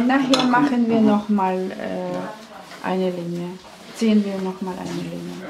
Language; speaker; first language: German; non-native, learner; Russian